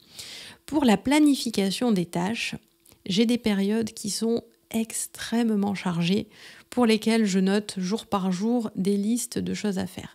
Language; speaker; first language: French; native; French